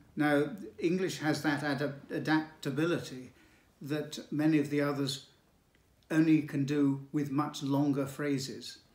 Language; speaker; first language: English; native; English